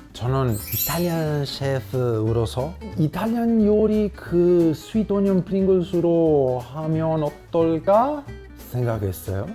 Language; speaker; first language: Korean; non-native, fluent; Italian